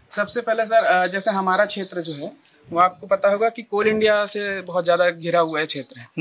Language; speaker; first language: Hindi; native; Hindi